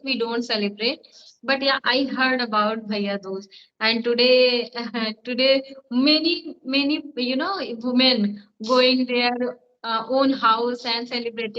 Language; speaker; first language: English; non-native, learner; Hindi